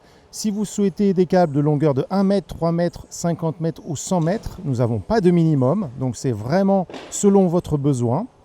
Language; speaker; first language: French; native; French